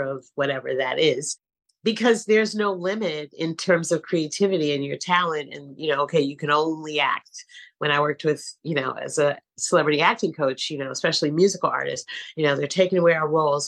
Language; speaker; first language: English; native; English